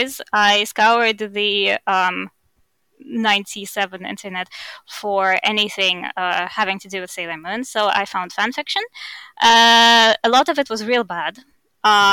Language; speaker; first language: English; non-native, fluent; Russian